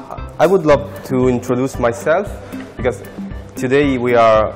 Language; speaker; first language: English; non-native, fluent; Italian